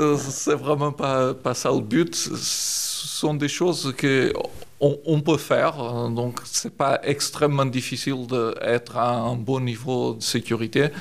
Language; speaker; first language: French; non-native, fluent; Portuguese